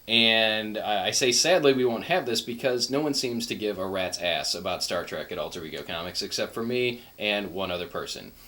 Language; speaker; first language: English; native; English